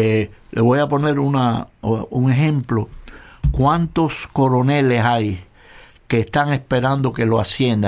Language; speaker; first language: Spanish; native; Spanish